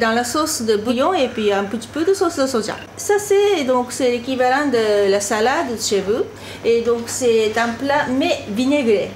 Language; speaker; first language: French; non-native, fluent; Japanese